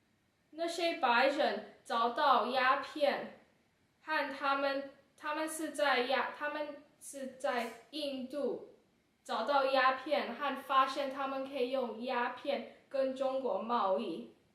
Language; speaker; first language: Chinese; non-native, learner; English